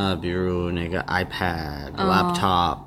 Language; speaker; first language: Chinese; non-native, learner; English